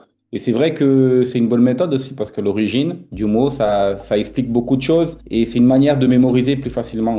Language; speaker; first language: French; non-native, fluent; Portuguese